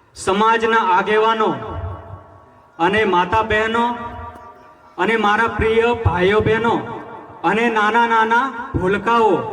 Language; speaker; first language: Gujarati; non-native, local second language; Rathawi